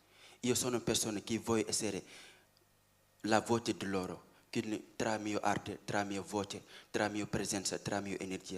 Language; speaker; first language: Italian; non-native, learner; Wolof